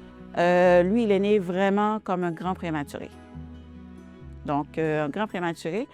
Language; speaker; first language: French; non-native, local second language; Haitian Creole